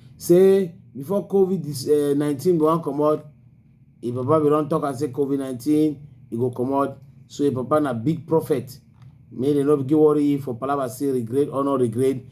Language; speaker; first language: Nigerian Pidgin; native; Nigerian Pidgin